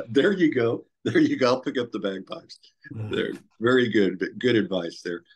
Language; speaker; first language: English; native; English